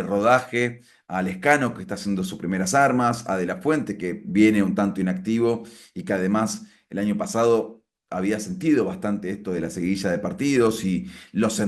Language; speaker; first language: Spanish; native; Spanish